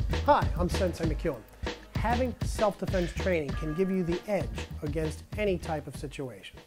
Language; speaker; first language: English; native; English